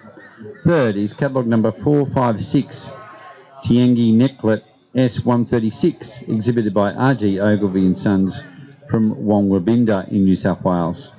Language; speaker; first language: English; native; English